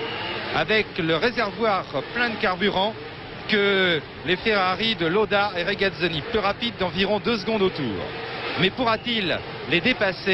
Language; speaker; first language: French; native; French